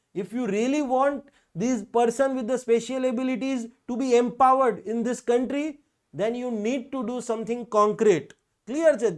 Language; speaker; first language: English; non-native, local second language; Gujarati